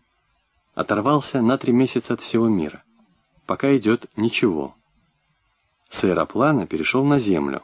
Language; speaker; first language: Russian; native; Russian